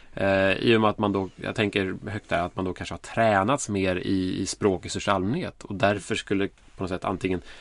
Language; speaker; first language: Swedish; native; Swedish